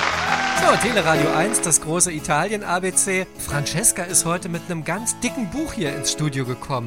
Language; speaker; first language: German; native; German